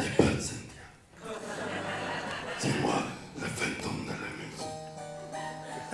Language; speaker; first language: French; non-native, fluent; English